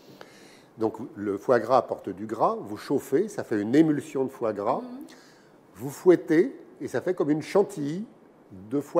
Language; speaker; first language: French; native; French